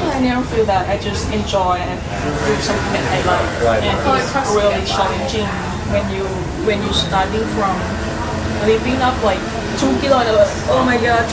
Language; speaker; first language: English; non-native, learner; Thai